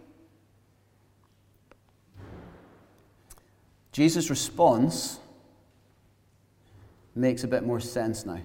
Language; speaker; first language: English; native; English